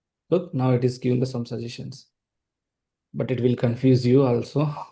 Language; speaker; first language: English; non-native, local second language; Telugu